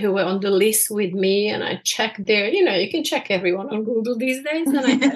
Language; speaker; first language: English; non-native, fluent; Bosnian